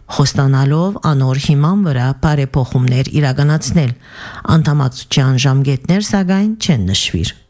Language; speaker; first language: Armenian; early bilingual, heritage; Armenian